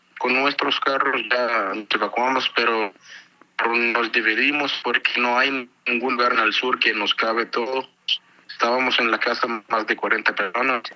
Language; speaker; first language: Spanish; non-native, learner; Arabic